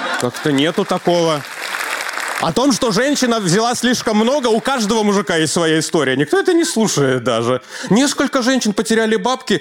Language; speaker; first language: Russian; native; Russian